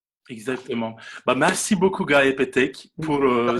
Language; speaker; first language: French; non-native, fluent; Turkish